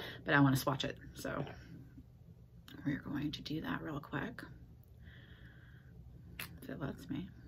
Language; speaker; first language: English; native; English